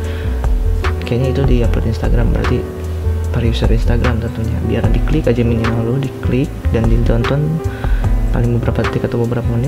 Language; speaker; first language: Indonesian; native; Indonesian